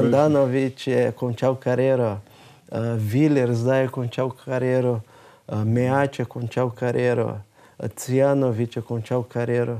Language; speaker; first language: Slovenian; non-native, learner; Portuguese